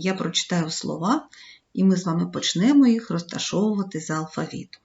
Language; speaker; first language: Ukrainian; native; Ukrainian